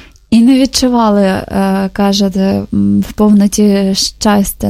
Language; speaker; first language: Ukrainian; native; Ukrainian